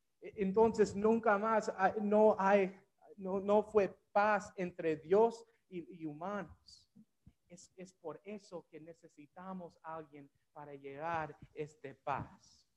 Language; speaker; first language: Spanish; non-native, learner; English